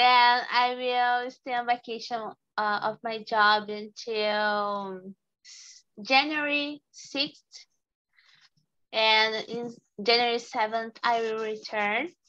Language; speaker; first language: English; non-native, learner; Portuguese